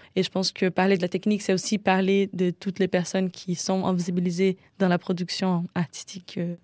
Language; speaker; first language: French; non-native, fluent; Portuguese